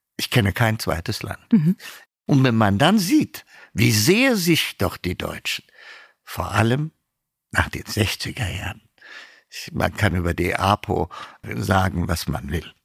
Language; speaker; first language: German; non-native, fluent; Amharic